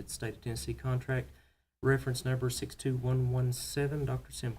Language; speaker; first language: English; native; English